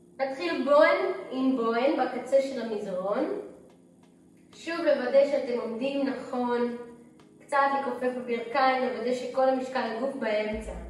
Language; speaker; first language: Hebrew; early bilingual, heritage; English